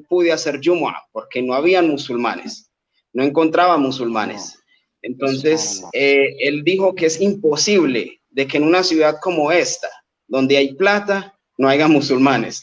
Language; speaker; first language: Spanish; native; Spanish